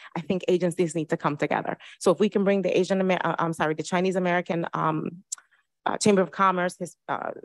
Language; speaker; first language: English; early bilingual, other home language; Spanish